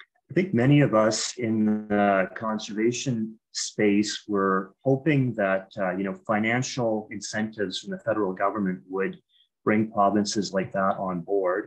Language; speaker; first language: English; native; English